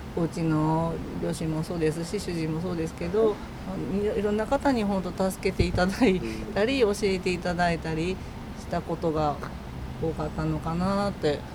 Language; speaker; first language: Japanese; native; Japanese